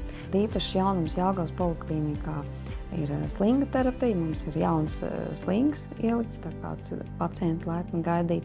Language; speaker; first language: Latvian; native; Latvian